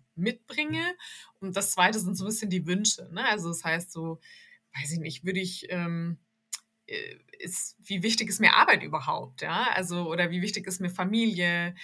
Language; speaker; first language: German; native; German